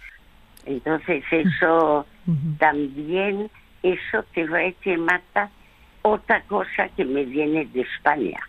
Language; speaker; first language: Spanish; non-native, fluent; French